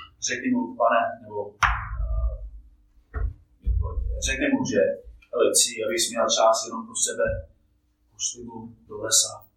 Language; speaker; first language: Czech; non-native, fluent; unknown